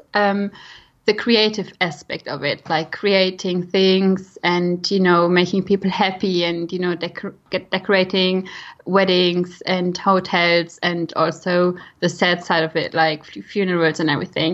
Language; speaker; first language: English; non-native, fluent; German